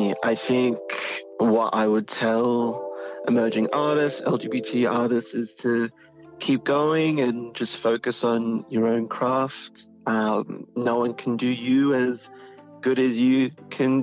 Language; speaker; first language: English; native; English